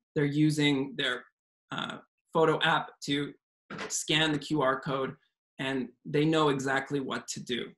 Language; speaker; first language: English; native; English